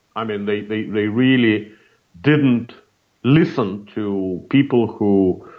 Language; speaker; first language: English; non-native, fluent; Russian